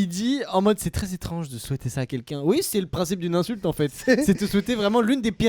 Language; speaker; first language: French; native; French